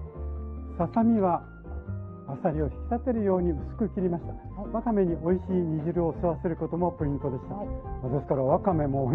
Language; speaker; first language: Japanese; native; Japanese